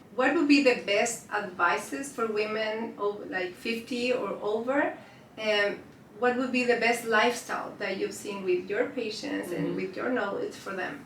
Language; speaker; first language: English; non-native, fluent; Spanish